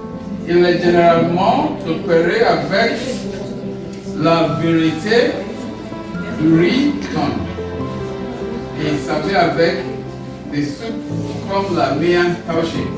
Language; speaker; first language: French; non-native, learner; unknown